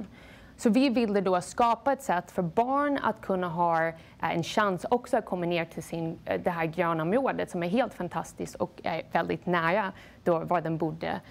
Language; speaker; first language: Swedish; non-native, fluent; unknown